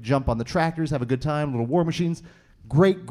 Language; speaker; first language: English; native; English